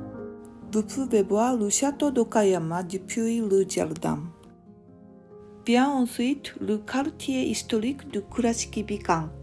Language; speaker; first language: French; non-native, learner; Japanese